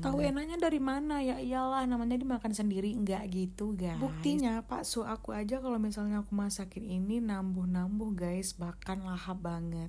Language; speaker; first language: Indonesian; native; Indonesian